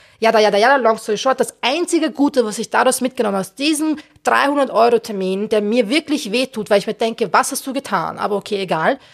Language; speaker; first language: German; early bilingual, other home language; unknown